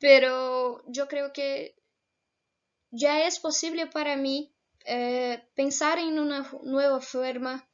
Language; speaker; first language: Spanish; non-native, fluent; Portuguese